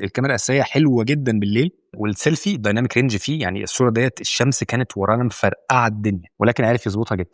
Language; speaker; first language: Arabic; native; Arabic